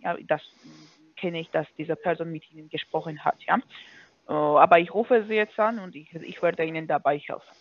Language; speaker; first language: German; non-native, fluent; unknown